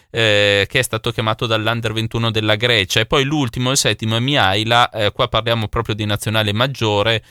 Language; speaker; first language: Italian; native; Italian